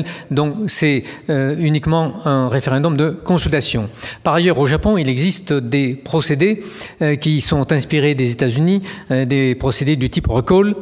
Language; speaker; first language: French; native; French